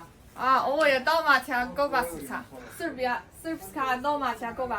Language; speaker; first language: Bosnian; non-native, learner; Chinese